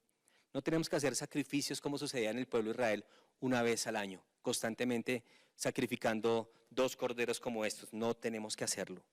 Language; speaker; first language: Spanish; native; Spanish